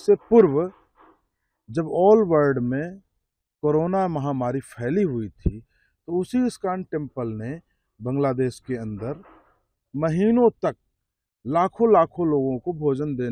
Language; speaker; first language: Hindi; native; Hindi